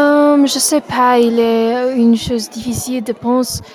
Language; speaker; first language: French; non-native, learner; English